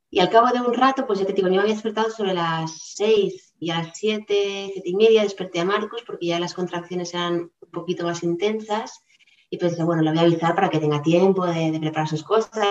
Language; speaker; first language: Spanish; native; Spanish